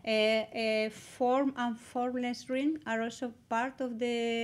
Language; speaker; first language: English; non-native, learner; Spanish